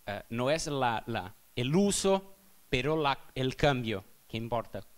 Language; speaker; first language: Spanish; non-native, fluent; Portuguese